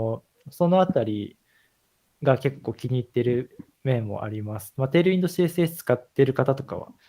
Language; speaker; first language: Japanese; native; Japanese